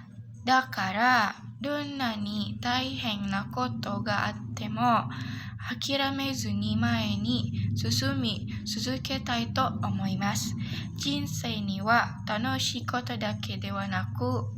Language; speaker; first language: Japanese; non-native, learner; Indonesian